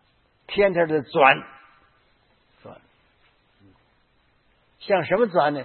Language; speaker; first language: Chinese; native; Chinese